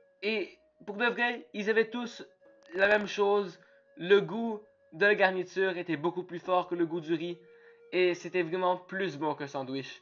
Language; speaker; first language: French; native; French